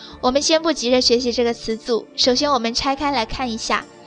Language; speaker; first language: Chinese; native; Chinese